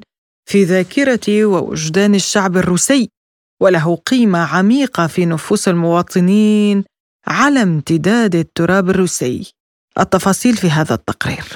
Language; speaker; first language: Arabic; native; Arabic